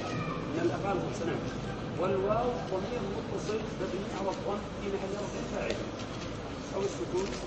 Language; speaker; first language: Arabic; non-native, learner; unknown